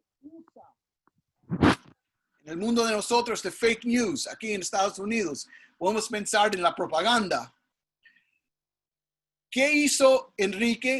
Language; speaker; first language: Spanish; early bilingual, heritage; English